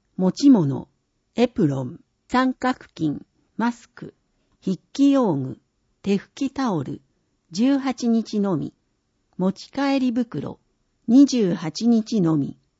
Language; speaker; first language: Japanese; native; Japanese